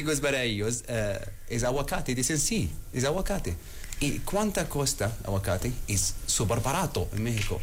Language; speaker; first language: Spanish; non-native, learner; Arabic